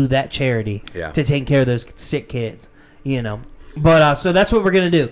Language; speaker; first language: English; native; English